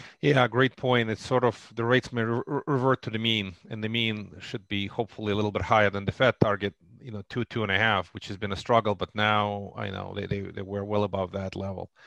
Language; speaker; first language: English; non-native, fluent; Russian